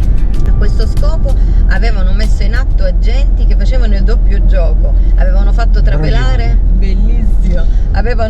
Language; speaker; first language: Italian; native; Italian